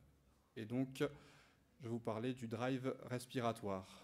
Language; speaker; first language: French; native; French